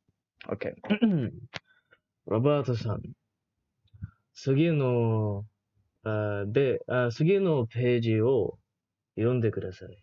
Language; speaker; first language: Japanese; non-native, learner; Malay